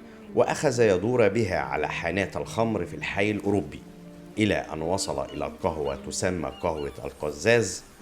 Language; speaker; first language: Arabic; native; Arabic